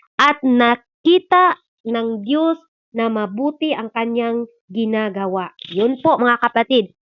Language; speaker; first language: Filipino; non-native, local second language; Cebuano